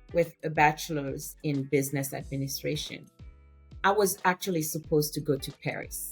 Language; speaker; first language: English; non-native, fluent; French